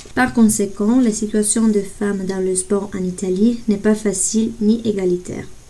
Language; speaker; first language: French; non-native, fluent; Italian